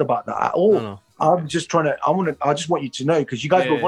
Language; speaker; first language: English; native; English